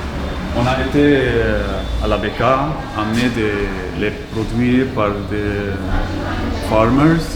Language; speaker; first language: French; non-native, local second language; Arabic